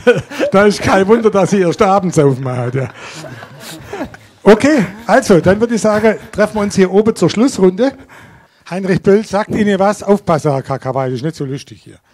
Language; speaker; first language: German; native; German